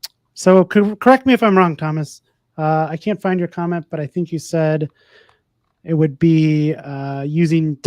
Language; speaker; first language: English; native; English